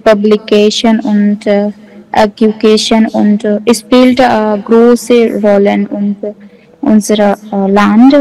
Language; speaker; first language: German; non-native, learner; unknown